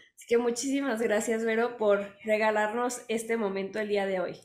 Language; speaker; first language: Spanish; native; Spanish